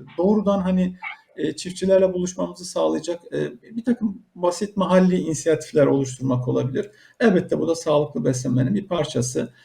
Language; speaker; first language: Turkish; native; Turkish